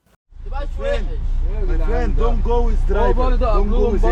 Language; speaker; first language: English; non-native, learner; Arabic